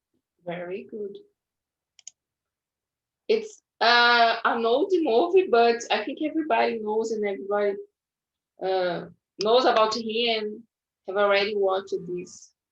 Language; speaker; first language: English; non-native, fluent; Portuguese